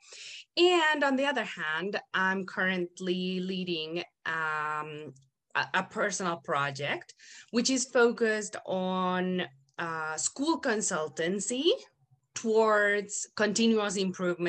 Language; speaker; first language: English; non-native, fluent; Spanish